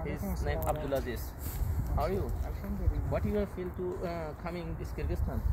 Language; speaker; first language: English; non-native, learner; Bangla